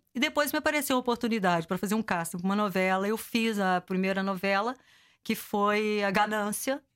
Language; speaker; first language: Portuguese; native; Portuguese